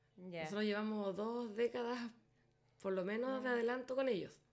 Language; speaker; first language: Spanish; native; Spanish